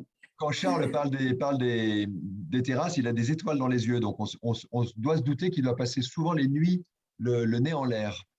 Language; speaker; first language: French; native; French